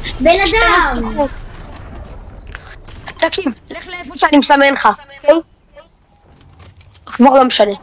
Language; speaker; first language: Hebrew; native; Hebrew